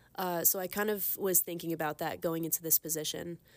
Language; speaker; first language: English; native; English